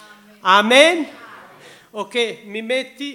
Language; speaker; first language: Italian; non-native, learner; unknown